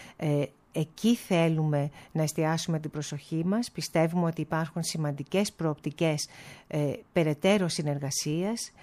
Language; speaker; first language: Greek; early bilingual, heritage; Greek